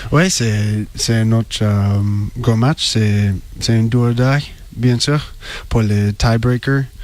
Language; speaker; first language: French; non-native, learner; English